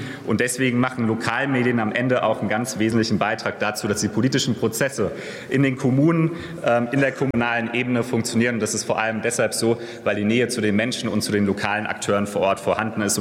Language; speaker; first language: German; native; German